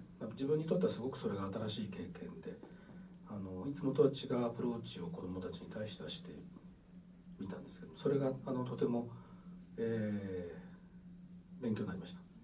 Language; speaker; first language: Japanese; native; Japanese